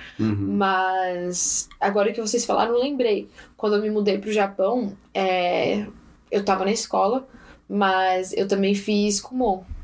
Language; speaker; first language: Portuguese; early bilingual, heritage; Portuguese